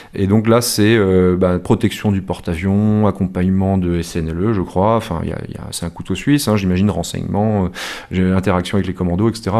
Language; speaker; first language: French; native; French